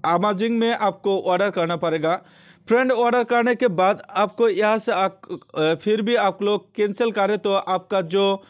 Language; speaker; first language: Hindi; non-native, local second language; Assamese